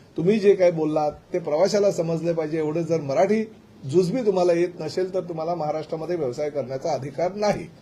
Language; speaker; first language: Marathi; native; Marathi